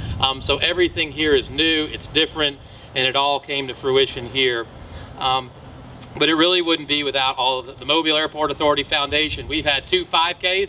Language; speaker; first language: English; native; English